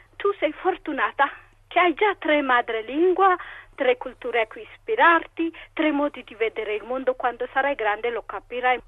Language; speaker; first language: Italian; non-native, fluent; Tigrinya